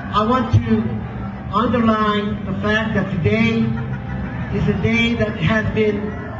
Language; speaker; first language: English; non-native, fluent; Spanish